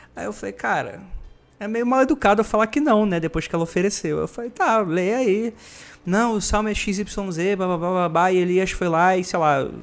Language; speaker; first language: Portuguese; native; Portuguese